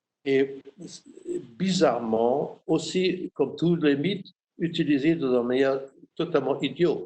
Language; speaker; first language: French; non-native, fluent; German